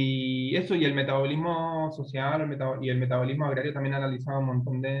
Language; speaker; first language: Spanish; native; Spanish